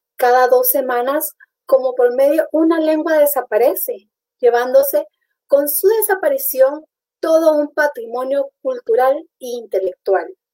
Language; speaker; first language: Spanish; native; Spanish